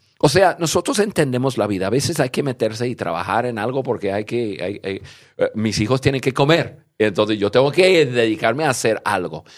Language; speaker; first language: Spanish; early bilingual, heritage; English